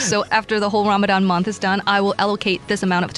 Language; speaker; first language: English; non-native, local second language; Chinese